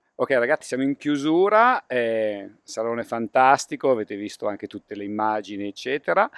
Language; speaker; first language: Italian; native; Italian